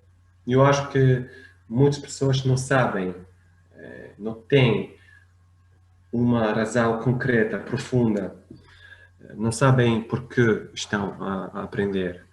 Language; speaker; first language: Portuguese; non-native, fluent; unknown